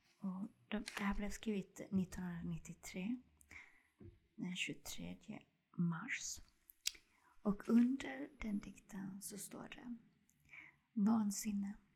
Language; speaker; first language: Swedish; early bilingual, other home language; Spanish